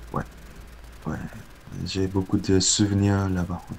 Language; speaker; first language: French; non-native, learner; Korean